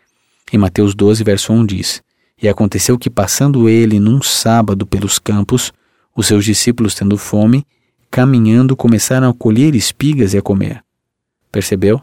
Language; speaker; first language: Portuguese; native; Portuguese